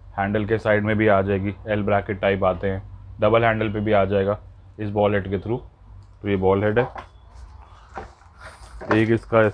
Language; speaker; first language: Hindi; native; Hindi